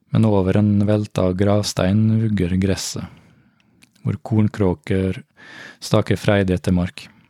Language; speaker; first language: Norwegian; native; Norwegian